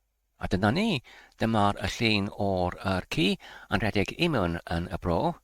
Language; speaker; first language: Welsh; non-native, learner; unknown